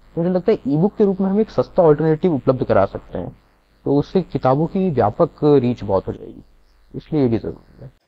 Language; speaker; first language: Hindi; native; Hindi